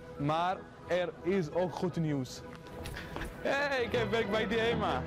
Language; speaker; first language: Dutch; non-native, learner; Arabic